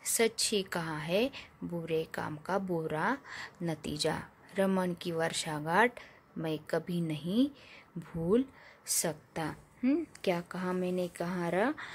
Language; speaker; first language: Hindi; non-native, local second language; Marathi